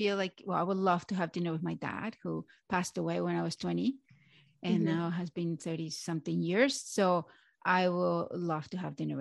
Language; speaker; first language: English; non-native, fluent; Spanish